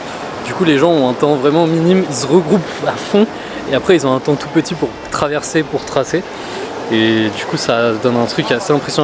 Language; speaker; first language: French; native; French